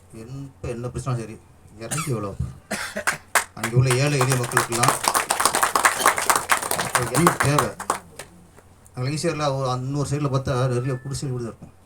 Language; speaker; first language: Tamil; native; Tamil